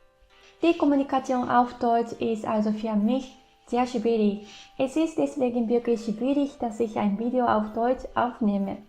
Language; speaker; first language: German; non-native, fluent; Japanese